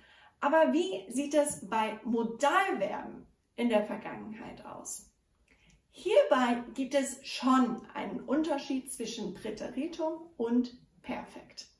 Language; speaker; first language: German; non-native, fluent; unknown